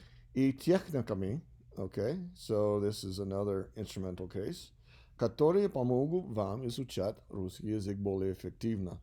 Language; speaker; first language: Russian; non-native, learner; English